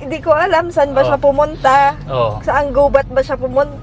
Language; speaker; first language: Filipino; native; Filipino